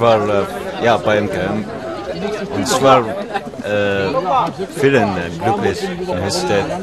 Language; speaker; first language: German; non-native, learner; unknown